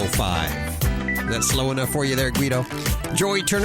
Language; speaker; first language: English; native; English